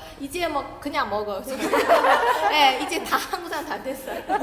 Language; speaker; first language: Korean; non-native, learner; Chinese